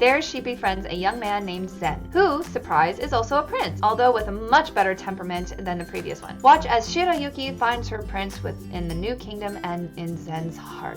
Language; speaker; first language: English; native; English